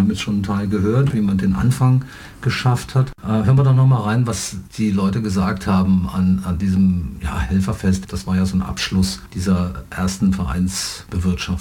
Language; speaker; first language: German; native; German